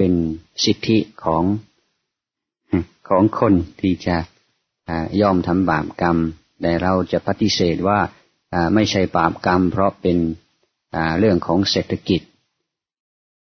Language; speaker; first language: Thai; non-native, fluent; English